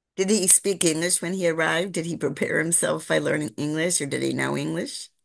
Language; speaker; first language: English; native; English